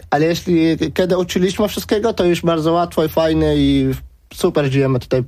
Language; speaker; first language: Polish; early bilingual, other home language; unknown